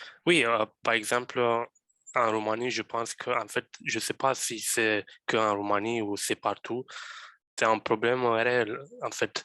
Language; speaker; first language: French; non-native, fluent; Romanian